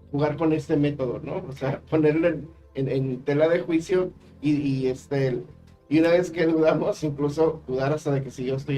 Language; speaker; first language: Spanish; native; Spanish